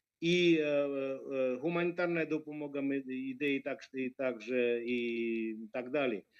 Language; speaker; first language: Ukrainian; non-native, fluent; Georgian